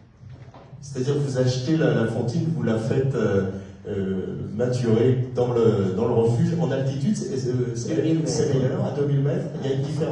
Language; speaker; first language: French; native; French